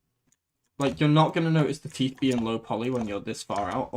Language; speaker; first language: English; native; English